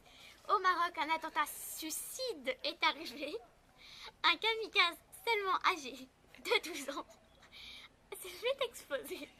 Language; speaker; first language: French; native; French